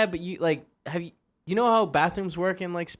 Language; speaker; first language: English; native; English